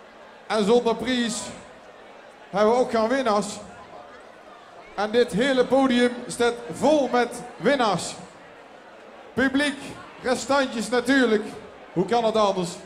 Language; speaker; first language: Dutch; native; Dutch